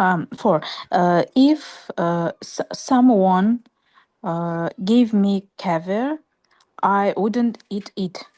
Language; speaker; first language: English; non-native, learner; Russian